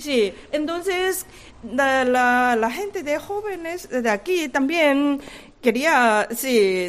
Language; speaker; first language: Spanish; non-native, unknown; Korean